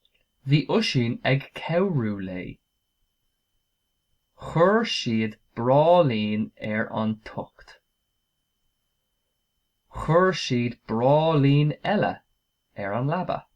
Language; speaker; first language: Irish; non-native, local second language; English